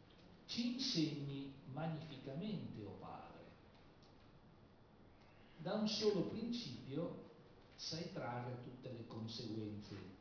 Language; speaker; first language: Italian; native; Italian